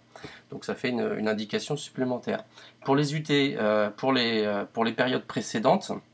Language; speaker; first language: French; native; French